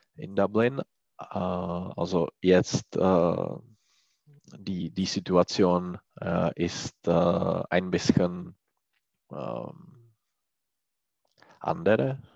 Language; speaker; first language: German; non-native, learner; Czech